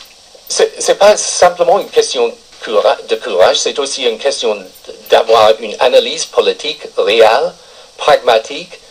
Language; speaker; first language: French; non-native, fluent; English